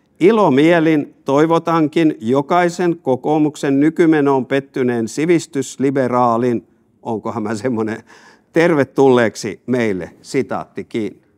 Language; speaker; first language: Finnish; native; Finnish